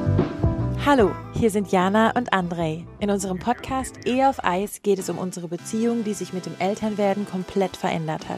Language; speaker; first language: German; native; German